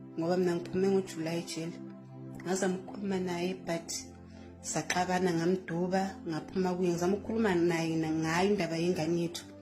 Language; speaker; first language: Zulu; native; Zulu